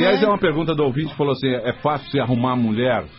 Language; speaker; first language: Portuguese; native; Portuguese